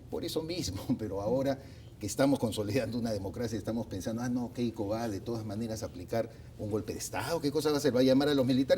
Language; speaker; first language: Spanish; native; Spanish